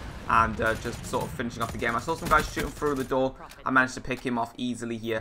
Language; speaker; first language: English; native; English